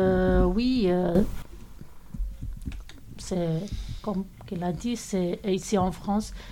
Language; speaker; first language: French; non-native, local second language; Arabic